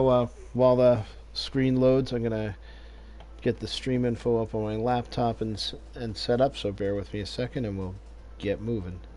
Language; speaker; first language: English; native; English